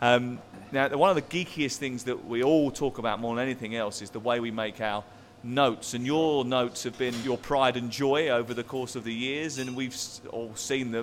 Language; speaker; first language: English; native; English